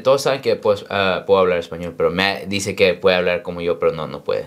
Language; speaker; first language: Spanish; early bilingual, heritage; Spanish